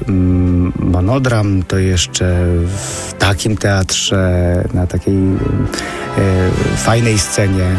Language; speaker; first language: Polish; native; Polish